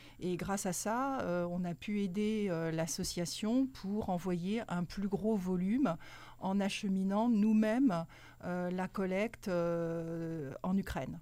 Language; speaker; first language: French; native; French